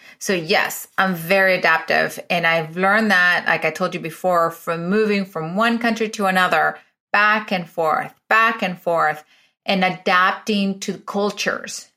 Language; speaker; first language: English; early bilingual, other home language; Spanish